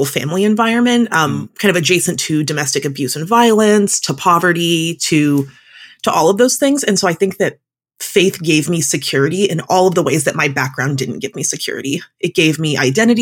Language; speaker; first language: English; native; English